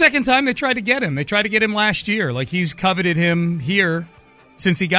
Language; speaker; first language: English; native; English